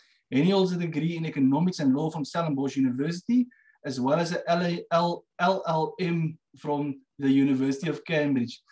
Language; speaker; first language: English; non-native, local second language; Afrikaans